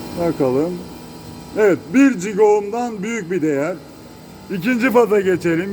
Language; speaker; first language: Turkish; native; Turkish